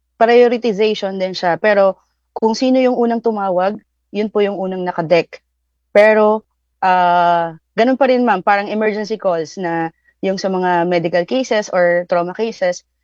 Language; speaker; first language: Filipino; native; Filipino